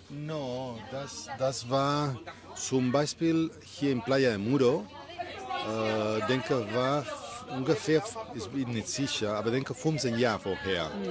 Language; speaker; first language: German; non-native, learner; Spanish